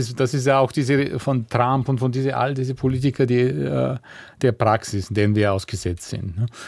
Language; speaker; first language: German; non-native, fluent; Bulgarian